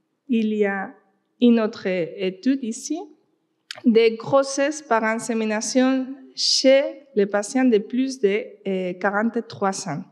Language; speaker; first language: French; non-native, fluent; Spanish